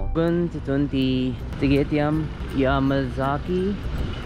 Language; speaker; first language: English; native; English